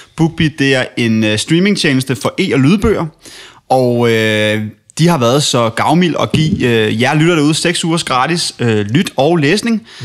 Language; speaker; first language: Danish; early bilingual, other home language; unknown